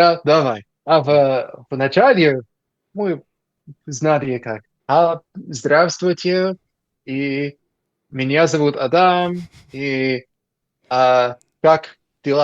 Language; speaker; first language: Russian; non-native, learner; English